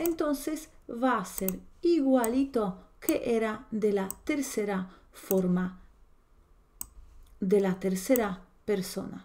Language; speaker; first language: Spanish; non-native, fluent; Polish